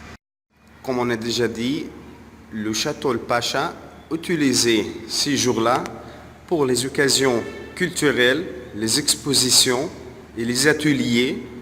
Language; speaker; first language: French; non-native, fluent; Arabic